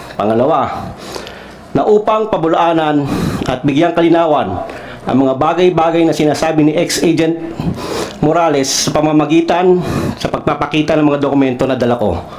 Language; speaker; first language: Filipino; non-native, local second language; Cebuano